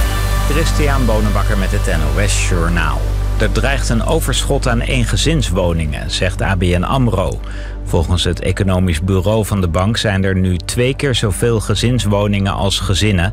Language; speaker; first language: Dutch; native; Dutch